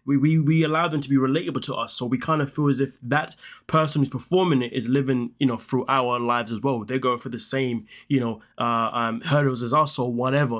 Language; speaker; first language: English; native; English